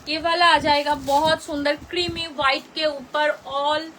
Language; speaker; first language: Hindi; non-native, local second language; Bangla